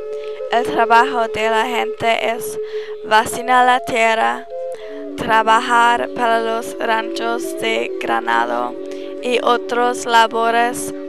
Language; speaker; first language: Spanish; non-native, learner; English